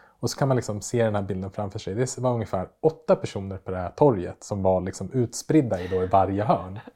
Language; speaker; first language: Swedish; native; Swedish